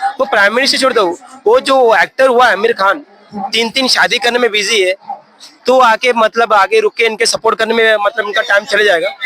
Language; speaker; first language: Hindi; non-native, local second language; Tamil